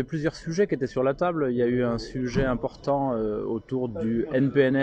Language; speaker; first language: French; native; French